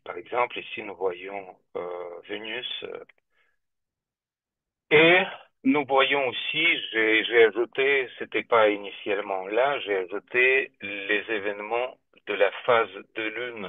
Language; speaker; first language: French; non-native, fluent; Russian